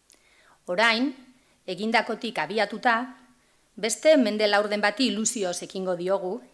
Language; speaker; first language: Basque; native; Basque